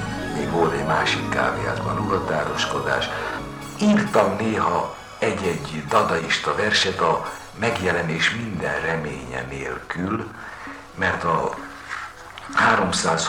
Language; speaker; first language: Hungarian; native; Hungarian